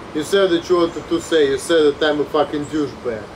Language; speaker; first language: English; non-native, fluent; Russian